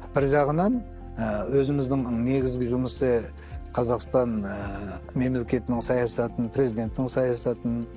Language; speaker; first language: Kazakh; non-native, local second language; Uyghur